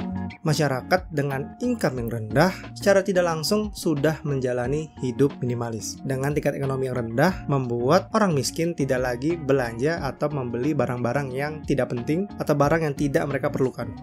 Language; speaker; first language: Indonesian; native; Indonesian